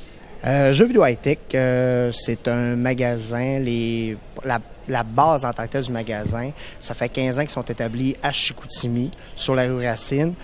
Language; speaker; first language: French; native; French